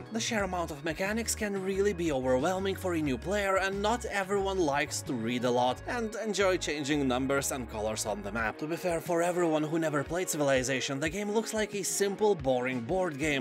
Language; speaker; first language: English; non-native, fluent; Lithuanian